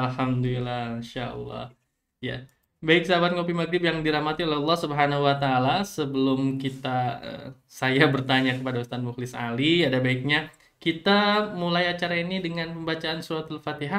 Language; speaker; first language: Indonesian; native; Indonesian